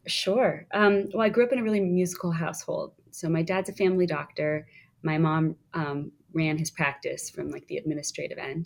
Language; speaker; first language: English; native; English